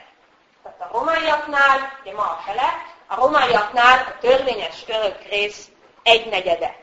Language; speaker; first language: Hungarian; native; Hungarian